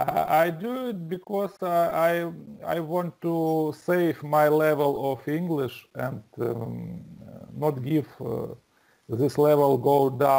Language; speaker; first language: English; non-native, learner; Russian